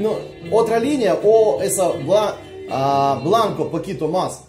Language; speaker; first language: Spanish; non-native, learner; Russian